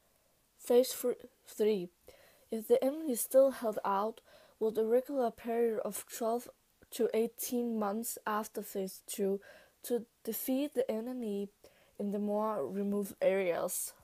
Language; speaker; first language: English; non-native, learner; Danish